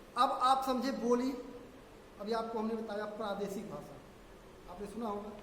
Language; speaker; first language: Hindi; native; Hindi